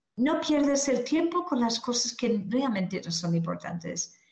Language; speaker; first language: Spanish; non-native, fluent; English